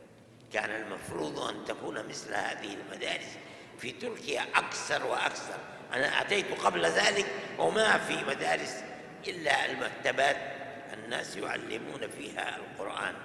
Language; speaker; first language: Arabic; non-native, fluent; Urdu